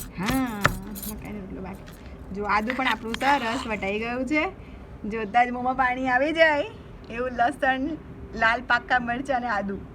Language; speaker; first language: Gujarati; native; Gujarati